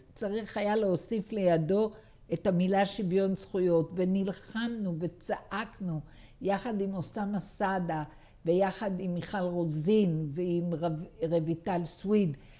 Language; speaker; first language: Hebrew; native; Hebrew